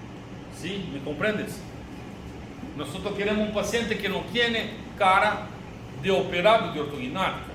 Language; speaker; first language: Spanish; non-native, learner; Portuguese